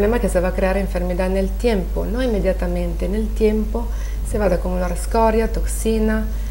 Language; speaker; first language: Spanish; non-native, learner; Italian